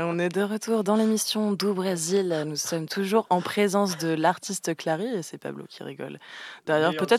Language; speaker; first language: French; native; French